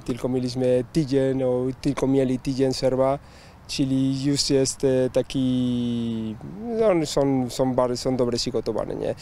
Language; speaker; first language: Polish; non-native, learner; Spanish